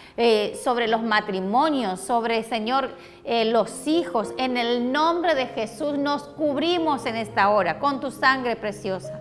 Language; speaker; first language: Spanish; native; Spanish